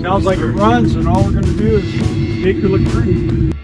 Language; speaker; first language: English; native; English